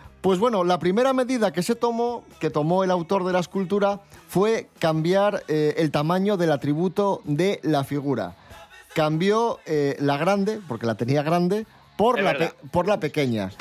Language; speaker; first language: Spanish; native; Spanish